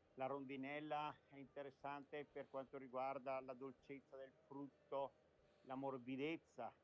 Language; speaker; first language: Italian; native; Italian